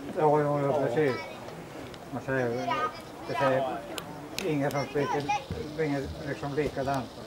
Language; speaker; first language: Swedish; native; Swedish